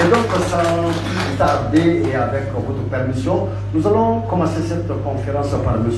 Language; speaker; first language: French; native; French